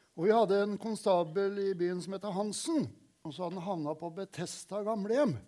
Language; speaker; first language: Norwegian; native; Norwegian